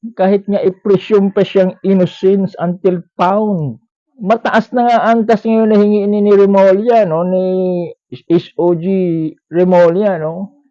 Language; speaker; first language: Filipino; non-native, local second language; Cebuano